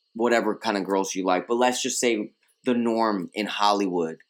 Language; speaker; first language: English; early bilingual, other home language; Spanish